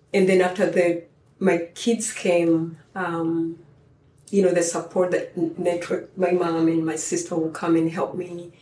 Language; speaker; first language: English; non-native, local second language; Swahili